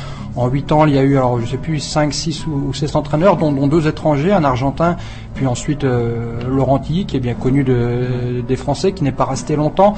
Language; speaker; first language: French; native; French